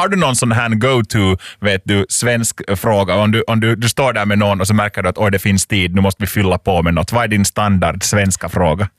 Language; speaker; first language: Swedish; native; Swedish